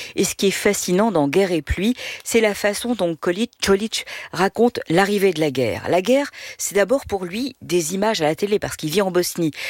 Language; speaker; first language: French; native; French